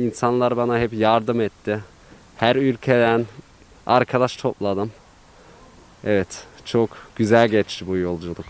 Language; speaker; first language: Turkish; early bilingual, heritage; Turkish